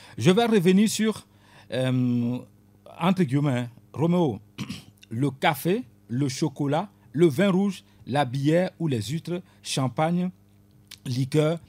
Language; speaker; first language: French; non-native, local second language; Ewe